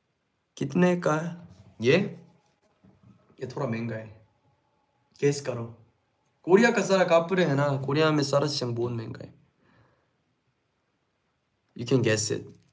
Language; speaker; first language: Hindi; non-native, learner; Korean